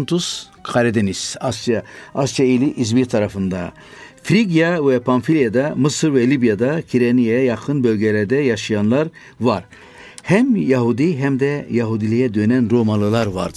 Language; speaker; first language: Turkish; non-native, fluent; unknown